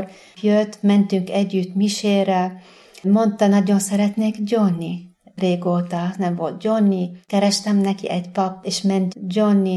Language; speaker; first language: Hungarian; non-native, fluent; Arabic